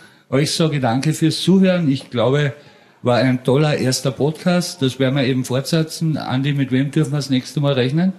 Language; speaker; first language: German; native; German